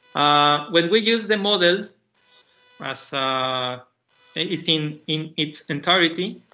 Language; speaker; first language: English; non-native, fluent; Spanish